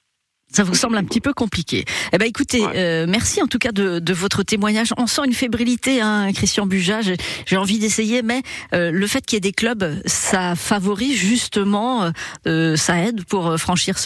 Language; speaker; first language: French; native; French